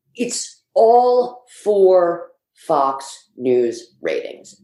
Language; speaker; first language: English; early bilingual, other home language; Swedish